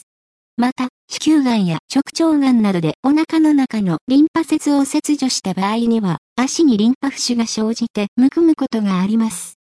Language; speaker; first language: Japanese; native; Japanese